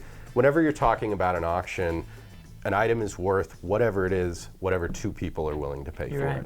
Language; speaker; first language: English; native; English